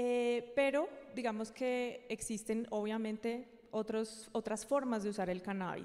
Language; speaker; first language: Spanish; native; Spanish